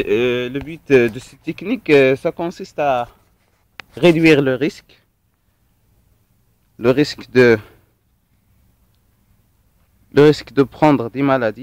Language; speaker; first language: French; non-native, local second language; Arabic